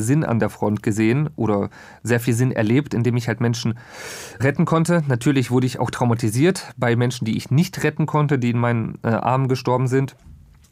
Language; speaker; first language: German; native; German